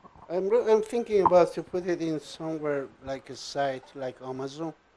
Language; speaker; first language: English; non-native, fluent; Persian